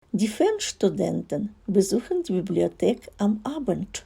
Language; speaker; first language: German; non-native, fluent; Ukrainian